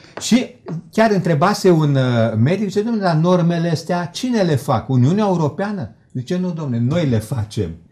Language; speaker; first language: Romanian; native; Romanian